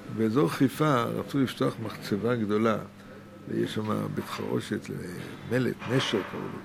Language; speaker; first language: Hebrew; native; Hebrew